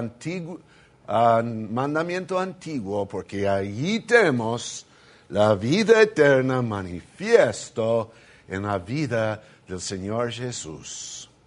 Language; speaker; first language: Spanish; non-native, fluent; English